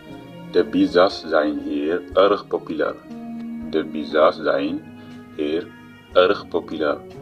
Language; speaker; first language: Dutch; non-native, learner; Tigrinya